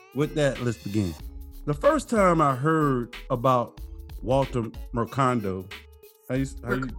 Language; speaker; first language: English; native; English